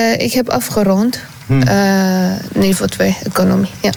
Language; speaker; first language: Dutch; non-native, learner; Arabic